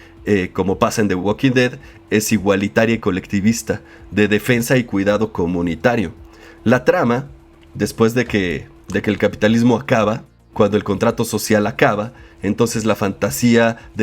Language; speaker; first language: Spanish; native; Spanish